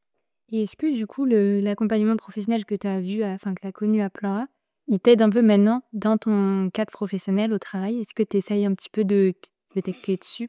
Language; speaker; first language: French; native; French